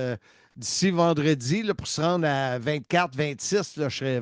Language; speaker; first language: French; native; French